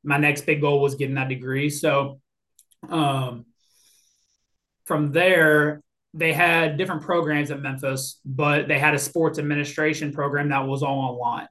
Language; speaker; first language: English; native; English